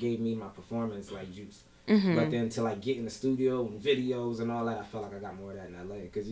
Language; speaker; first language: English; early bilingual, other home language; Lingala